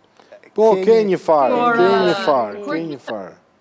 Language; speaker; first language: Albanian; native; Albanian